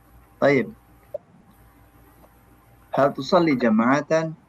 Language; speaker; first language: Arabic; non-native, fluent; Indonesian